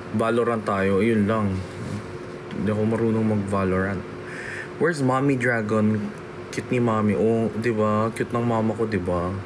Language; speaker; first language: Filipino; native; Filipino